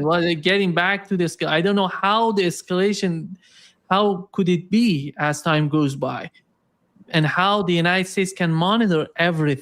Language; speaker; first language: English; non-native, fluent; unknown